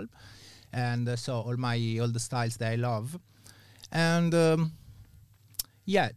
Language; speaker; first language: English; non-native, fluent; Italian